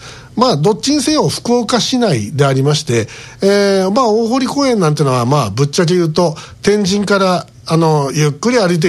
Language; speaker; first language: Japanese; native; Japanese